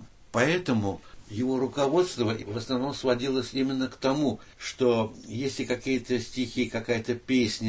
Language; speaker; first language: Russian; native; Russian